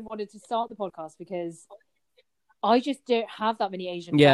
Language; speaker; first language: English; native; English